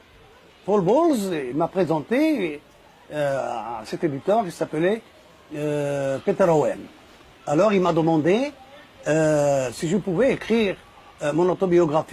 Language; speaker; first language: French; non-native, fluent; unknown